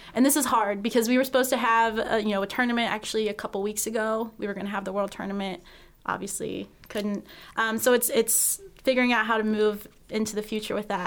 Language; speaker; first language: English; native; English